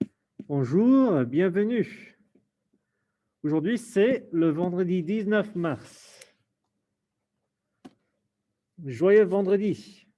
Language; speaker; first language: French; non-native, fluent; English